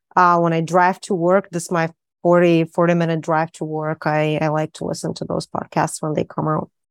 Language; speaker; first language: English; non-native, fluent; Russian